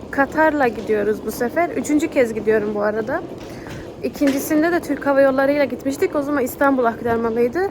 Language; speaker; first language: Turkish; early bilingual, heritage; Turkish